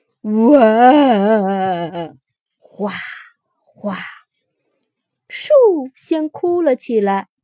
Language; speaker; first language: Chinese; native; Chinese